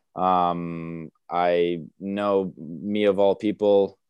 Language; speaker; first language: English; early bilingual, other home language; Romanian